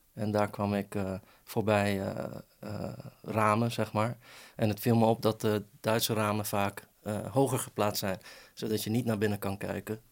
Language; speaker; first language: Dutch; early bilingual, other home language; Persian